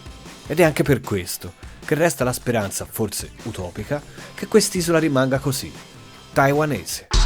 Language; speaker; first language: Italian; native; Italian